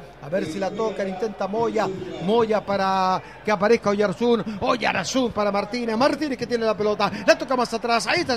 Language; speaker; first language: Spanish; native; Spanish